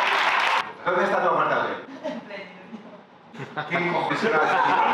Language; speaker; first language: Spanish; native; Spanish